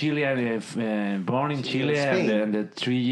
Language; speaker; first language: English; non-native, learner; Spanish